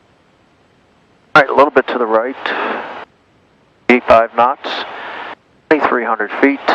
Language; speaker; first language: English; native; English